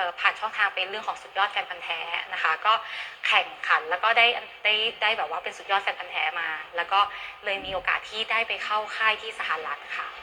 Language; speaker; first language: Thai; native; Thai